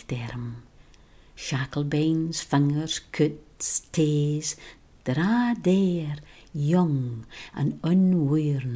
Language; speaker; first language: English; non-native, local second language; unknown